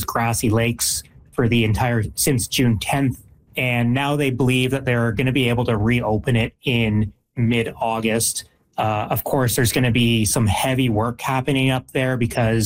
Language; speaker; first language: English; native; English